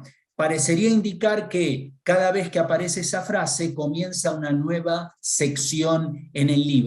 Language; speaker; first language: Spanish; native; Spanish